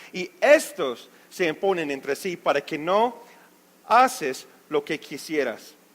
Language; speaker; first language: Spanish; non-native, fluent; English